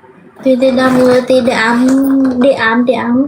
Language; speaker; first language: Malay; non-native, learner; Vietnamese